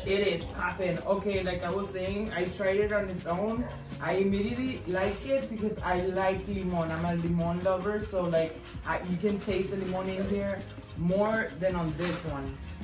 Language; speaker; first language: English; early bilingual, other home language; Spanish